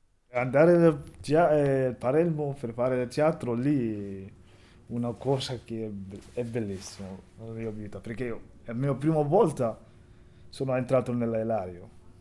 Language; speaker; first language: Italian; non-native, learner; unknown